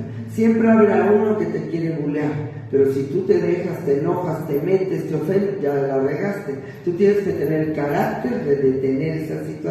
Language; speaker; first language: Spanish; native; Spanish